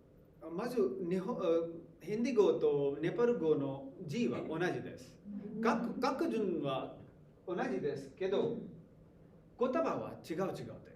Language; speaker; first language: Japanese; non-native, learner; Hindi